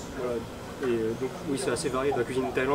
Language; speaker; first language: French; early bilingual, other home language; Min Nan Chinese